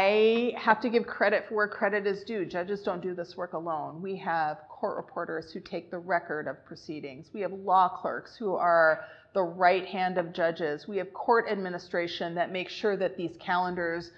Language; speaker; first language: English; native; English